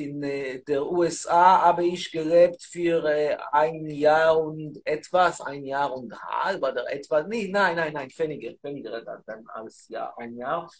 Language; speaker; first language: German; non-native, learner; Hebrew